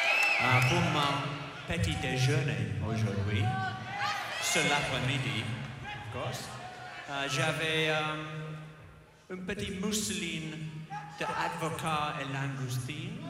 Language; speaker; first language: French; non-native, learner; English